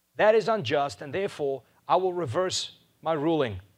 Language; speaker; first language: English; non-native, local second language; Afrikaans